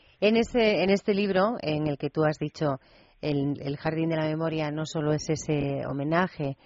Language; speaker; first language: Spanish; native; Spanish